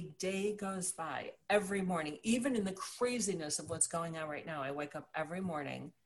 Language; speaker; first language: English; native; English